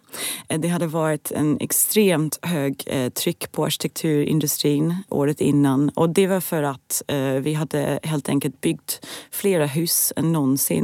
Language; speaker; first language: Swedish; non-native, fluent; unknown